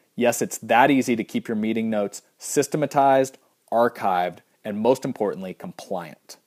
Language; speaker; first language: English; native; English